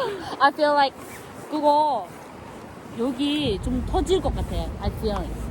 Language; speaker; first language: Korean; non-native, fluent; Vietnamese